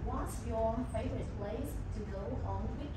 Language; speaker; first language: English; non-native, learner; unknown